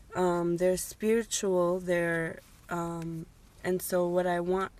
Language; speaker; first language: English; non-native, fluent; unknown